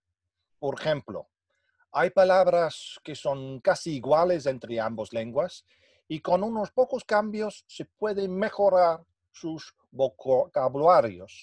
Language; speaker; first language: Spanish; non-native, fluent; English